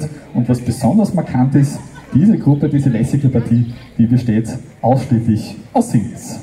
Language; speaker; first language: German; native; German